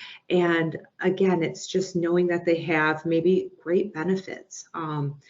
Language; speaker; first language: English; native; English